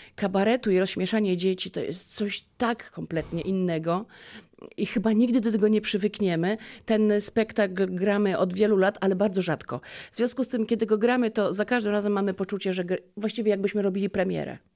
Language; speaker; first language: Polish; native; Polish